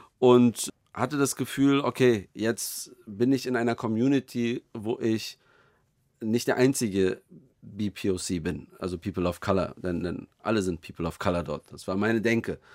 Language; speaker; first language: German; native; German